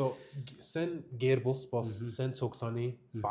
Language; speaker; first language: Mongolian; non-native, learner; English